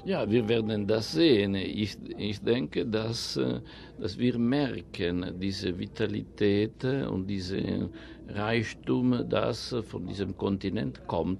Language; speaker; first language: German; non-native, fluent; Italian